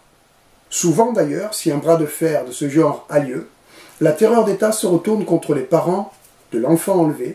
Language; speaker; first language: French; native; French